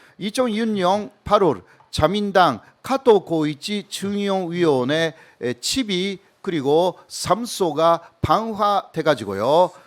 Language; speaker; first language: Korean; non-native, fluent; Japanese